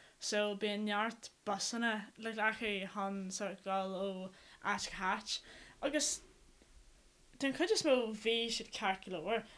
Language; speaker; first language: Irish; non-native, local second language; English